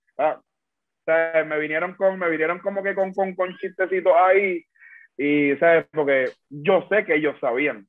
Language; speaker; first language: Spanish; native; Spanish